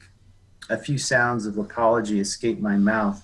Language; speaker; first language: English; native; English